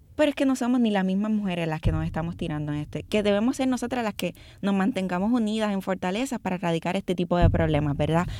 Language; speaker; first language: Spanish; native; Spanish